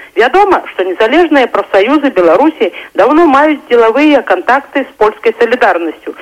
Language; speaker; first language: Belarusian; native; Belarusian